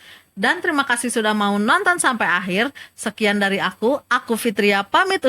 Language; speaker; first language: Indonesian; native; Indonesian